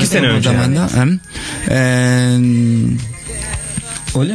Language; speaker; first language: Turkish; non-native, learner; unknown